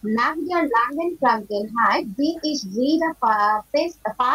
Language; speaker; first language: German; non-native, learner; Bangla